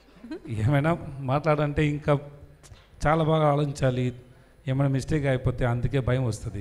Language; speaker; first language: Telugu; non-native, learner; Tamil